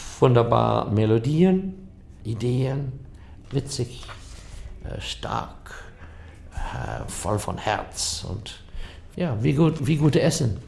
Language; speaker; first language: German; non-native, learner; English